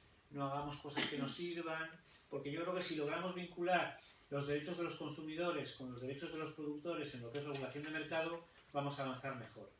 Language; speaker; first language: Spanish; native; Spanish